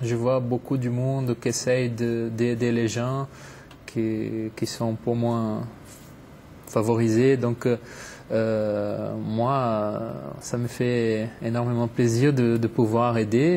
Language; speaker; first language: French; non-native, fluent; Portuguese